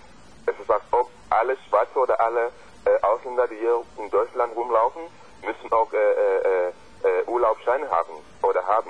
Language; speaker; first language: German; non-native, fluent; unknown